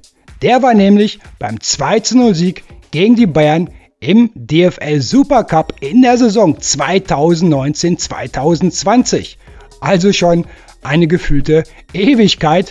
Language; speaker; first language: German; native; German